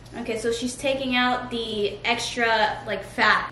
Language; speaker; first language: English; early bilingual, other home language; Spanish